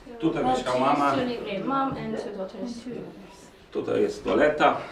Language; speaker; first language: Polish; non-native, learner; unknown